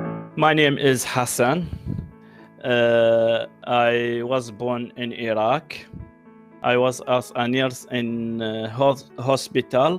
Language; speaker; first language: English; non-native, learner; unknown